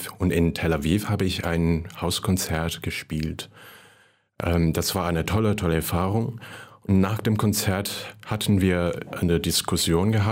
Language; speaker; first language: German; non-native, fluent; Cantonese